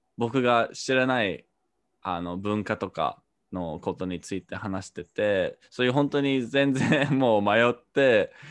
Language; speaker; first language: Japanese; non-native, fluent; English